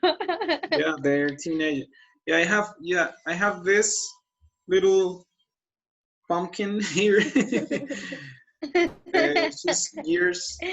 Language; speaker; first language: English; non-native, fluent; Spanish